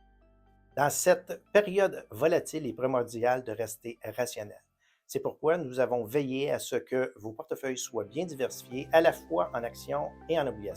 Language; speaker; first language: French; native; French